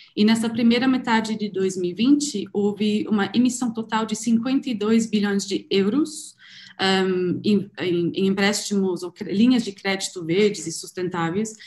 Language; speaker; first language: Portuguese; non-native, fluent; German